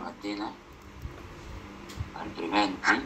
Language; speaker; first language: Italian; non-native, learner; Spanish